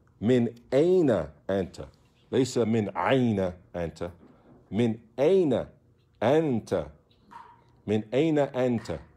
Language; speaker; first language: Arabic; non-native, fluent; English